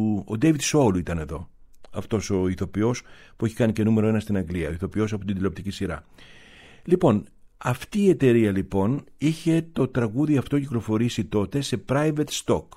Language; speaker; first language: Greek; native; Greek